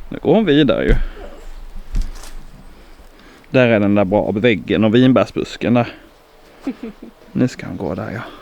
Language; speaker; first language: Swedish; native; Swedish